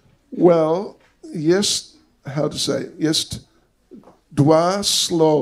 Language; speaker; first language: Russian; non-native, learner; English